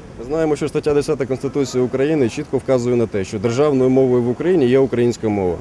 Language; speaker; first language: Ukrainian; native; Ukrainian